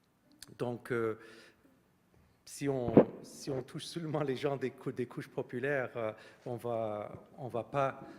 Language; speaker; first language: French; non-native, fluent; Arabic